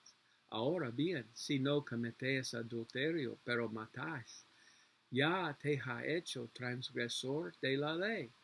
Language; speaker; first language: Spanish; non-native, learner; English